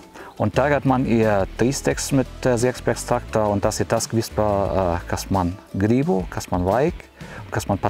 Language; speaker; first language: Latvian; non-native, learner; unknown